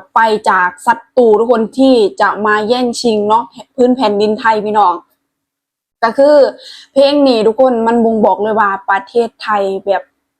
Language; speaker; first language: Thai; native; Thai